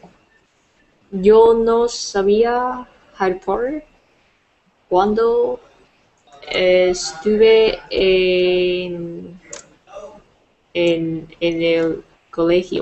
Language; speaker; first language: Spanish; non-native, learner; Vietnamese